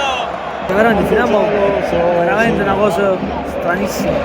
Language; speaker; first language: Italian; native; Italian